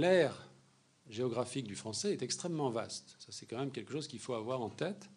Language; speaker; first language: French; native; French